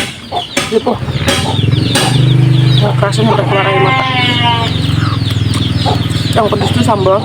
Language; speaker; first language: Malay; non-native, local second language; Sundanese